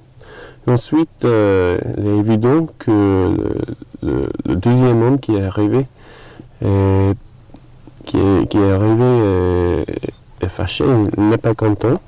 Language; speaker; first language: French; non-native, learner; English